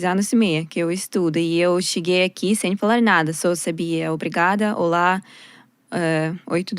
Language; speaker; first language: Portuguese; non-native, learner; Russian